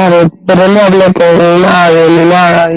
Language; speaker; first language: Spanish; native; Spanish